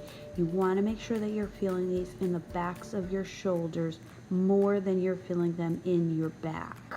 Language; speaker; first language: English; native; English